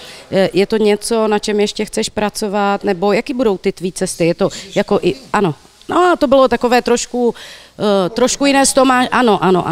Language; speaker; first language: Czech; native; Czech